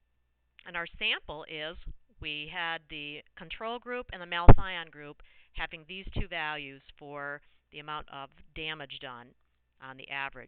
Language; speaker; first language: English; native; English